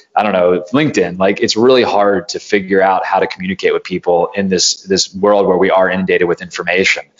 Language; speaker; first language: English; native; English